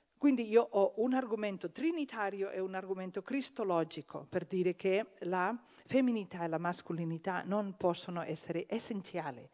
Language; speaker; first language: Italian; non-native, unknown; Catalan